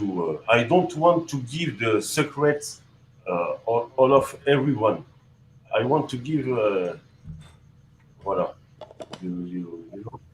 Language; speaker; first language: English; non-native, learner; French